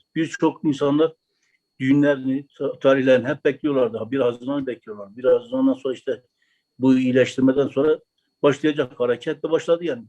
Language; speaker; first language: Turkish; native; Turkish